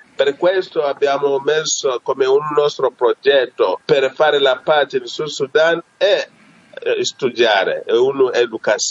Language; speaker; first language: Italian; non-native, fluent; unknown